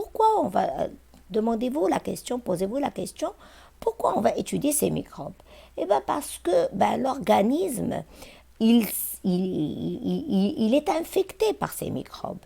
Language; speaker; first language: French; non-native, local second language; Arabic